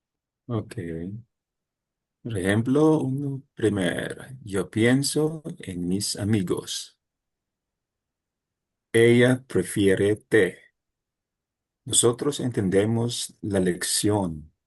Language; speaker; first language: Spanish; non-native, learner; Filipino